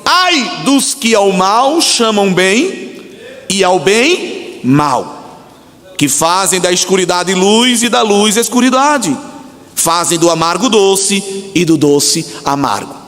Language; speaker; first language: Portuguese; native; Portuguese